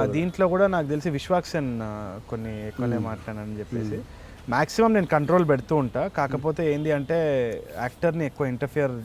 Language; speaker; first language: Telugu; native; Telugu